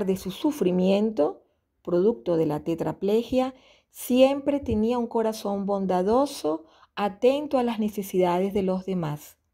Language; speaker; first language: Spanish; native; Spanish